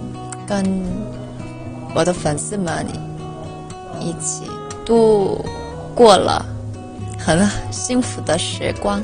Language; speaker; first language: Chinese; non-native, fluent; Korean